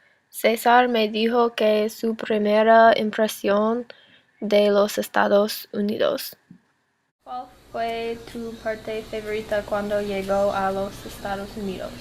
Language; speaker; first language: Spanish; non-native, learner; English